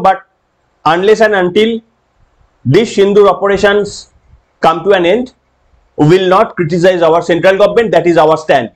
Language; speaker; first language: English; non-native, local second language; Bangla